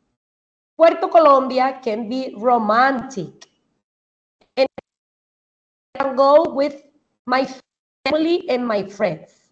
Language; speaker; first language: English; non-native, fluent; Spanish